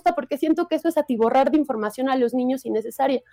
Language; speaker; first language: Spanish; native; Spanish